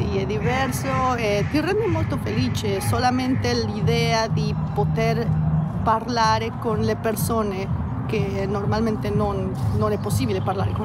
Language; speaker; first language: Italian; non-native, learner; Spanish